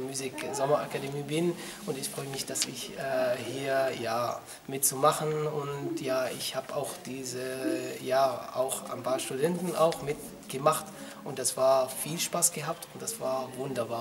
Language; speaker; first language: German; non-native, learner; Arabic